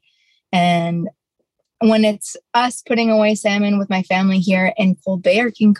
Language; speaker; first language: English; native; English